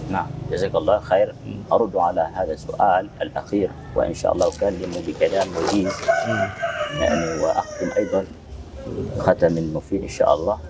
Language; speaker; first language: Arabic; non-native, fluent; Indonesian